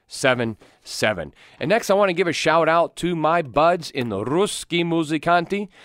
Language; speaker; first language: English; native; English